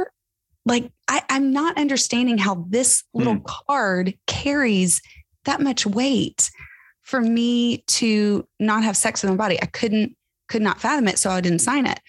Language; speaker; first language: English; native; English